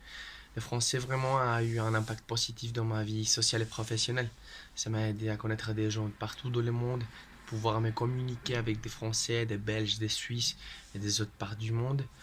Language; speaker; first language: French; non-native, fluent; Spanish